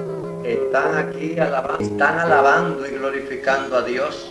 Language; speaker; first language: Spanish; native; Spanish